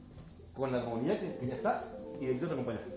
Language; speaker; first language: Spanish; native; Spanish